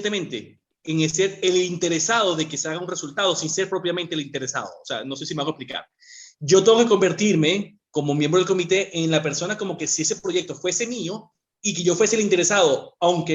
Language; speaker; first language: Spanish; native; Spanish